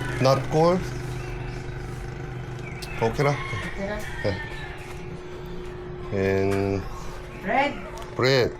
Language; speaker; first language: English; non-native, learner; Korean